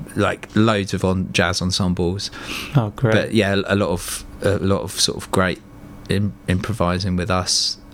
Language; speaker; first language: English; native; English